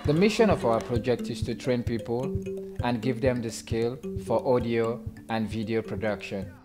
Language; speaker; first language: English; non-native, local second language; Krio